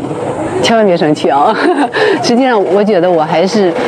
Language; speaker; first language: Chinese; native; Chinese